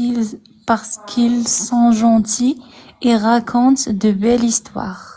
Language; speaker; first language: French; non-native, learner; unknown